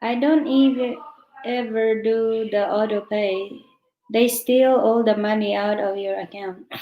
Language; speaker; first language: English; non-native, local second language; Filipino